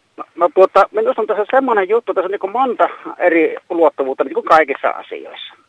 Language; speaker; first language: Finnish; native; Finnish